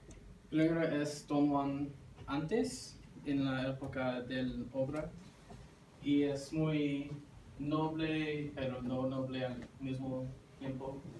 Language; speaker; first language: Spanish; non-native, learner; English